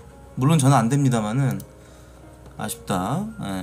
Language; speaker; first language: Korean; native; Korean